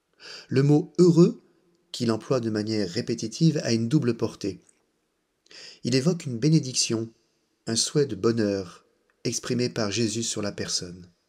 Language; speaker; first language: French; native; French